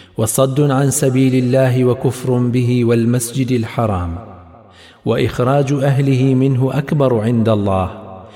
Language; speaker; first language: Central Kurdish; native; Central Kurdish